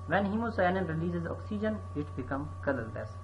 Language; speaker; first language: English; non-native, local second language; Urdu